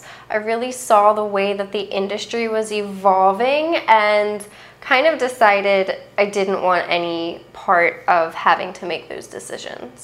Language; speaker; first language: English; native; English